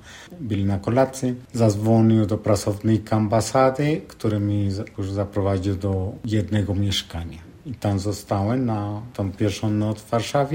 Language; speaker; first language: Polish; non-native, fluent; Spanish